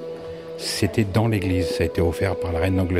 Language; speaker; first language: French; native; French